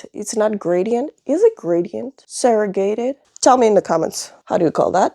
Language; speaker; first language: English; non-native, fluent; French